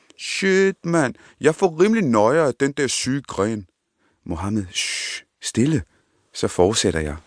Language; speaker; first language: Danish; early bilingual, other home language; Punjabi